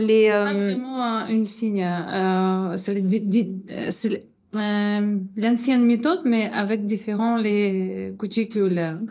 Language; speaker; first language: French; non-native, learner; Russian